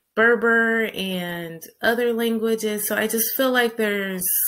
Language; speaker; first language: English; native; English